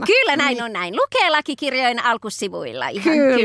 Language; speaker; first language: Finnish; native; Finnish